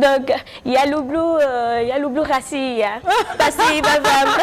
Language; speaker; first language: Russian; non-native, learner; French